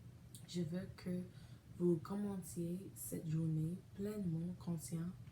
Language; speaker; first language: French; non-native, learner; English